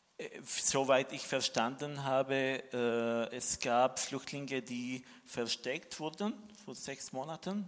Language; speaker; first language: German; non-native, fluent; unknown